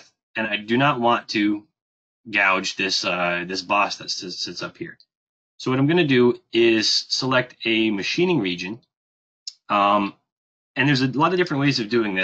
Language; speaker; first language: English; native; English